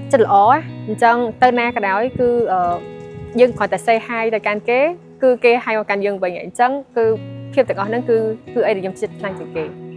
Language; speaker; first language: Khmer; native; Khmer